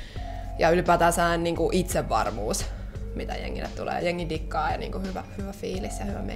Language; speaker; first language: Finnish; native; Finnish